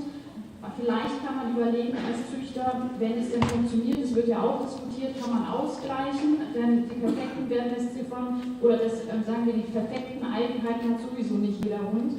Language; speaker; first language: German; native; German